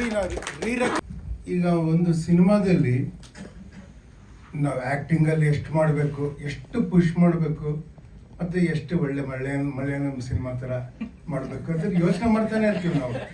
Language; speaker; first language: Kannada; native; Kannada